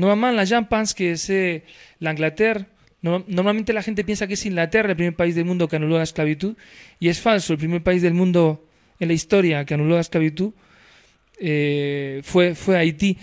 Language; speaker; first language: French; non-native, fluent; Spanish